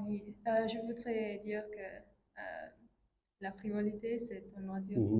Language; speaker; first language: French; non-native, fluent; English